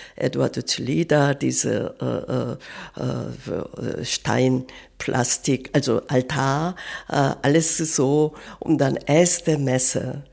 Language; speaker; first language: German; non-native, learner; Korean